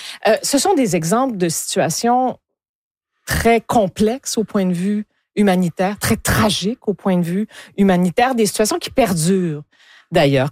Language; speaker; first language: French; native; French